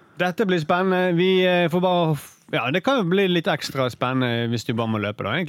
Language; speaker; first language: Norwegian; native; Norwegian